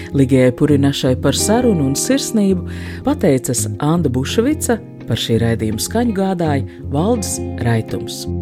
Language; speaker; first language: Latvian; native; Latvian